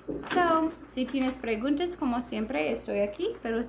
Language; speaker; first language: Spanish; non-native, learner; English